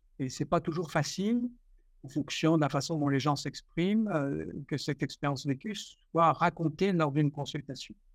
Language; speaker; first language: French; native; French